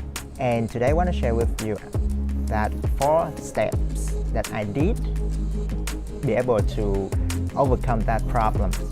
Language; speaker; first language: English; non-native, fluent; Vietnamese